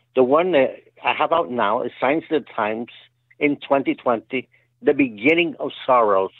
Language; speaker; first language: English; native; English